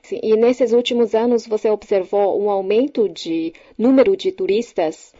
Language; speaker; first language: Portuguese; non-native, fluent; Chinese